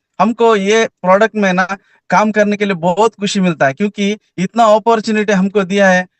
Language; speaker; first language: Hindi; non-native, local second language; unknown